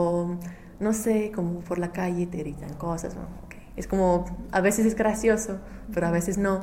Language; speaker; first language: Spanish; non-native, fluent; English